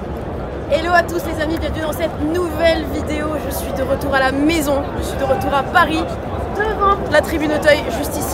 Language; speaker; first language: French; native; French